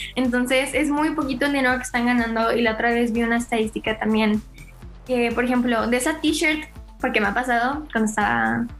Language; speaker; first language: Spanish; native; Spanish